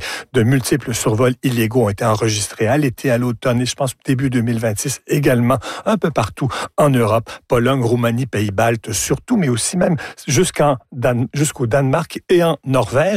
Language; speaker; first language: French; native; French